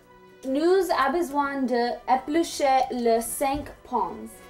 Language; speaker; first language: French; non-native, learner; English